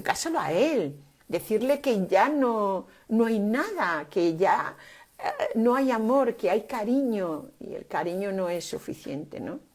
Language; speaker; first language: Spanish; native; Spanish